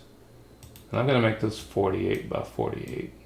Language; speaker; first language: English; native; English